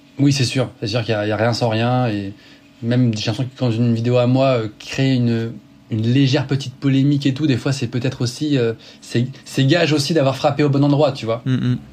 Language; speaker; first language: French; native; French